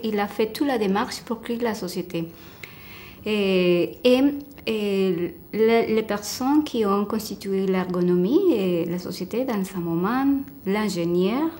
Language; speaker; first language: French; non-native, fluent; Spanish